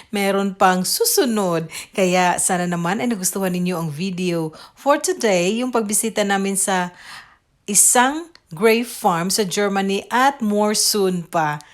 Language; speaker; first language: Filipino; native; Filipino